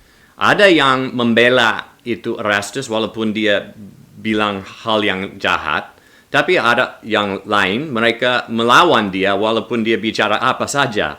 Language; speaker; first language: Indonesian; non-native, learner; English